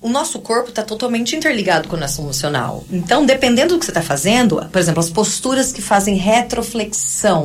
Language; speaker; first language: Portuguese; native; Portuguese